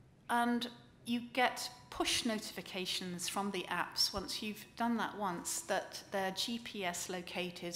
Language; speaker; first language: English; native; English